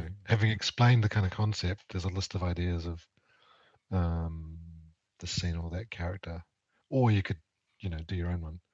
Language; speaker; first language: English; native; English